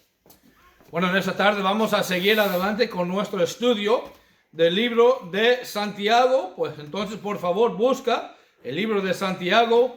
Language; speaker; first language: Spanish; non-native, fluent; English